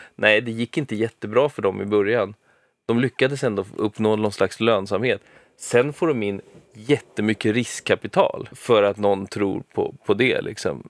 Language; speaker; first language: Swedish; native; Swedish